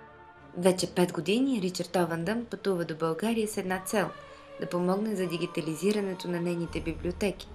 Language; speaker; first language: Bulgarian; native; Bulgarian